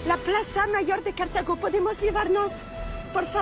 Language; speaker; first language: Spanish; non-native, learner; French